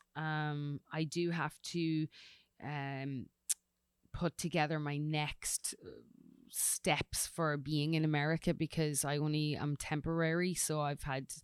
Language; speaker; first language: English; native; English